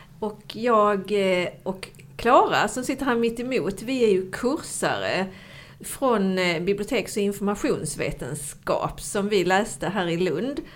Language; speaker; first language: Swedish; native; Swedish